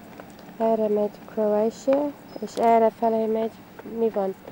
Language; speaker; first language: Hungarian; early bilingual, heritage; Hungarian